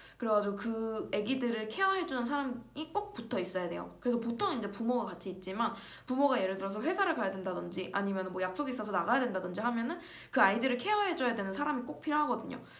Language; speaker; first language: Korean; native; Korean